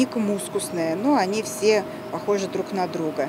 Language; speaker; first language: Russian; native; Russian